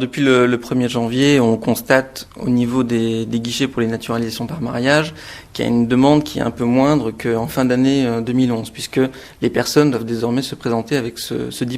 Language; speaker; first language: French; native; French